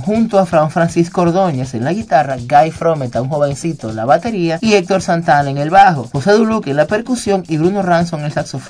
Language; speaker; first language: Spanish; native; Spanish